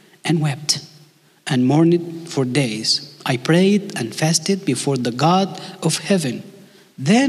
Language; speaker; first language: English; non-native, fluent; Arabic